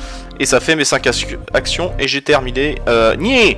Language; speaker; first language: French; native; French